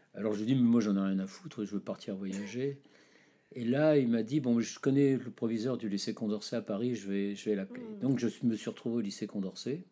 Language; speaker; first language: French; native; French